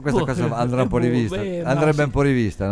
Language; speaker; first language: Italian; native; Italian